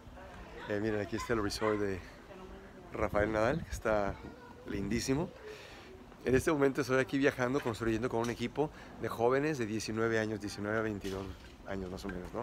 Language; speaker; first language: Spanish; native; Spanish